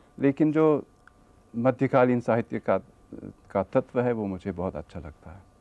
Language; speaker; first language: Hindi; non-native, fluent; English